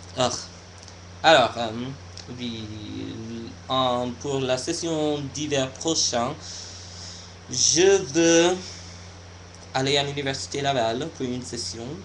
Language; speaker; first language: French; non-native, fluent; English